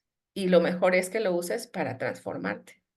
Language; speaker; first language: Spanish; native; Spanish